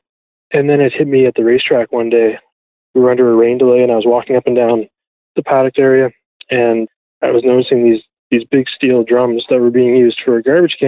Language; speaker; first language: English; native; English